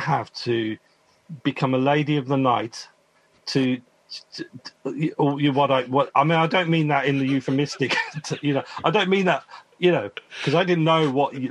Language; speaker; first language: English; native; English